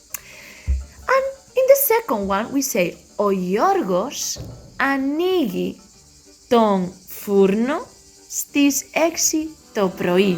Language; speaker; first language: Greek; non-native, learner; Spanish